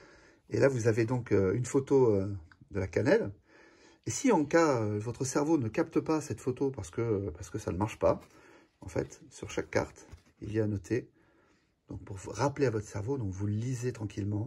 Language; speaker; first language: French; native; French